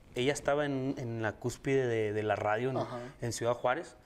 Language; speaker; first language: Spanish; native; Spanish